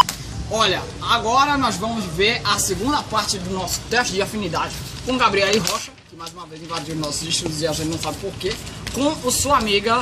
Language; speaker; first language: Portuguese; native; Portuguese